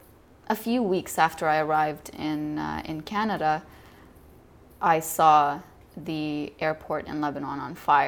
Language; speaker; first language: English; non-native, fluent; Arabic